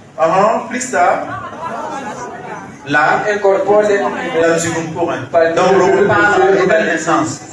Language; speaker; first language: French; non-native, local second language; Mossi